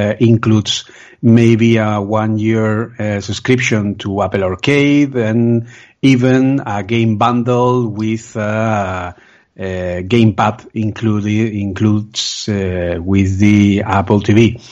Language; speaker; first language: English; non-native, fluent; Spanish